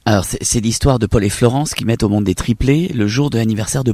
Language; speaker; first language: French; native; French